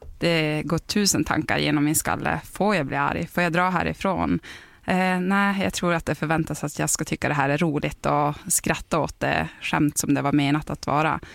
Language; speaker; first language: Swedish; native; Swedish